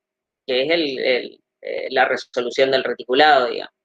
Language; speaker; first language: Spanish; native; Spanish